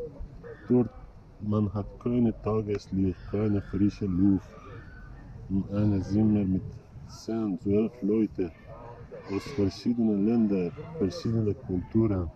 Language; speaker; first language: German; non-native, learner; Persian